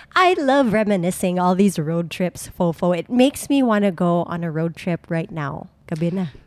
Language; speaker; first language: English; non-native, local second language; Filipino